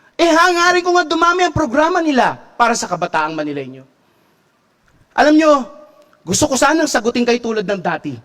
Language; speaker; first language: Filipino; native; Filipino